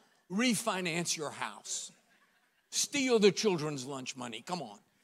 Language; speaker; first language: English; native; English